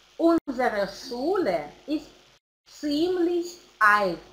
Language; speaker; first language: German; non-native, learner; Russian